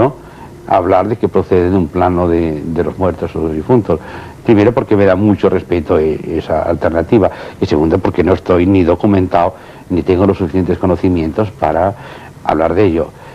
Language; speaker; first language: Spanish; native; Spanish